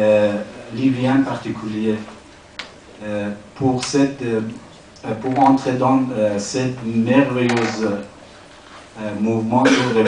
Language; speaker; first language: French; non-native, learner; Persian